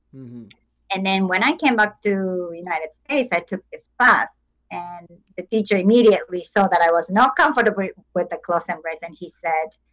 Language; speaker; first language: English; non-native, fluent; Japanese